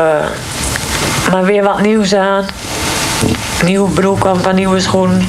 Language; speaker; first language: Dutch; native; Dutch